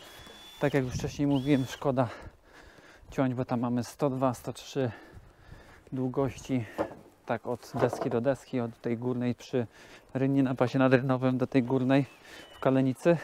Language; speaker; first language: Polish; native; Polish